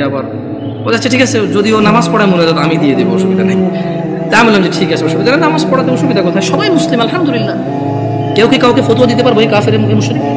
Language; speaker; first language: Bangla; early bilingual, heritage; Bangla